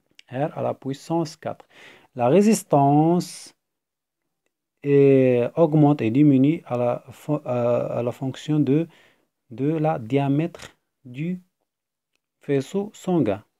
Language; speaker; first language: French; non-native, fluent; Arabic